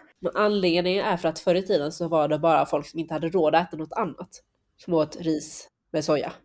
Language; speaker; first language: Swedish; early bilingual, other home language; Chinese